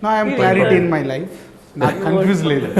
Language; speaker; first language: Telugu; native; Telugu